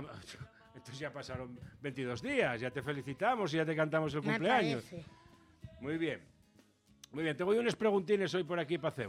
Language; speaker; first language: Spanish; native; Spanish